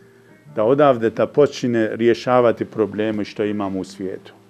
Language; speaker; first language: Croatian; non-native, fluent; Persian